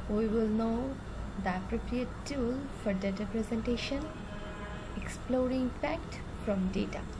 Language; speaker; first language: English; non-native, local second language; Bangla